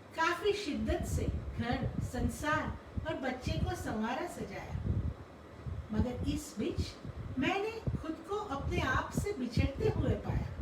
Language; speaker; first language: Hindi; non-native, local second language; Gujarati